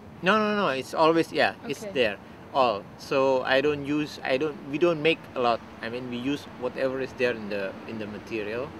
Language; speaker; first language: English; non-native, fluent; Indonesian